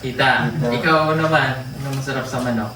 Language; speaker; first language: Filipino; non-native, local second language; Cebuano